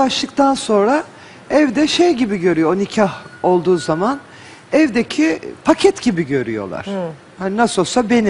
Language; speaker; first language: Turkish; native; Turkish